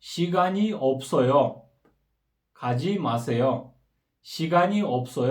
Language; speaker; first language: Korean; non-native, fluent; Kyrgyz